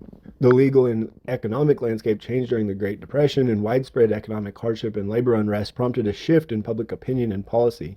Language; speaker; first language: English; native; English